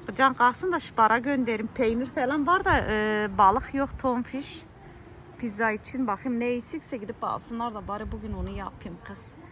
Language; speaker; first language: Turkish; early bilingual, heritage; Turkish